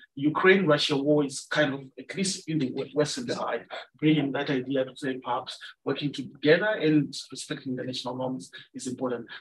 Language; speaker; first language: English; non-native, local second language; Shona